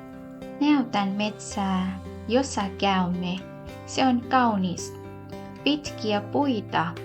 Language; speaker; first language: Finnish; non-native, learner; Thai